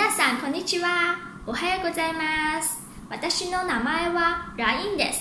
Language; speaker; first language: Japanese; non-native, learner; Chinese